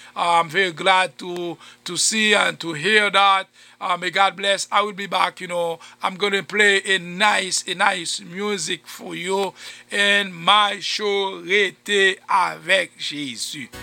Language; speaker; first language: English; non-native, fluent; Haitian Creole